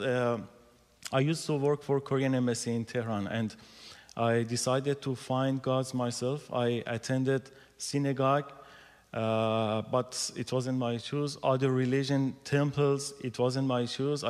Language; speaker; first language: English; non-native, learner; Persian